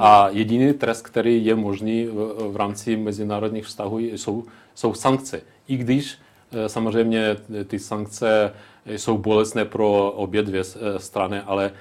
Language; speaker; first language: Czech; non-native, local second language; Ukrainian